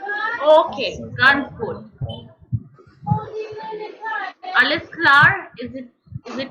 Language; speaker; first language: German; non-native, fluent; Hindi